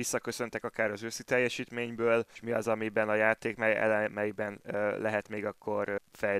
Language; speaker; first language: Hungarian; native; Hungarian